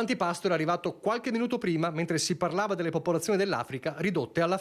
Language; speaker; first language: Italian; native; Italian